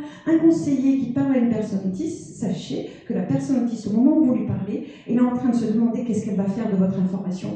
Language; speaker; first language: French; native; French